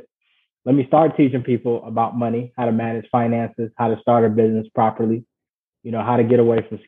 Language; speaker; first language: English; early bilingual, other home language; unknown